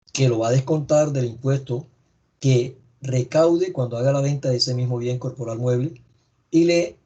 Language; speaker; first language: Spanish; native; Spanish